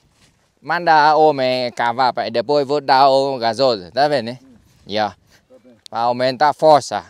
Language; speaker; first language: Portuguese; non-native, learner; Vietnamese